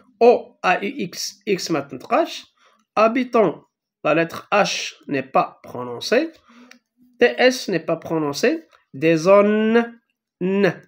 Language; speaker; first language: French; non-native, local second language; Arabic